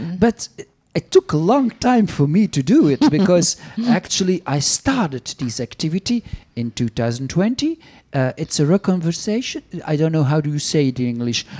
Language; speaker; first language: English; non-native, fluent; Dutch